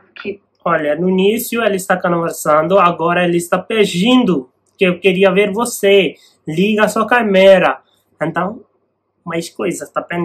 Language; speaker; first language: Portuguese; non-native, learner; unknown